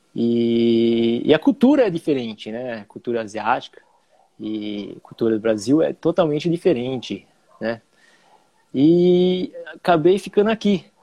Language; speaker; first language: Portuguese; early bilingual, other home language; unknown